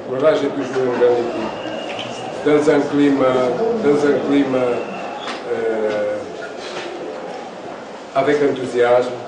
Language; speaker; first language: French; non-native, fluent; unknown